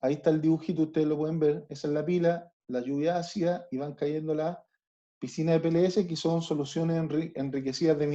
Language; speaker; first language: Spanish; native; Spanish